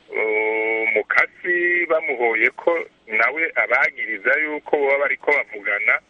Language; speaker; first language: Rundi; native; Rundi